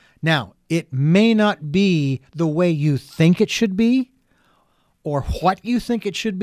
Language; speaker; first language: English; native; English